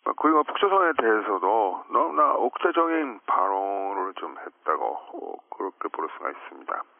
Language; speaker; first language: Korean; non-native, fluent; Japanese